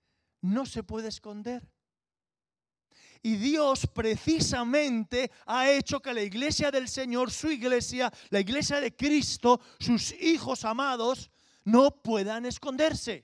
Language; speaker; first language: Spanish; native; Spanish